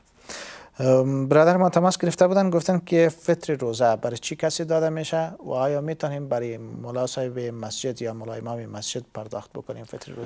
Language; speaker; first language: Persian; native; Persian